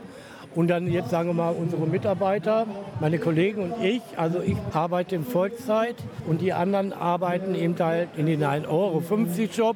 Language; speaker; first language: German; native; German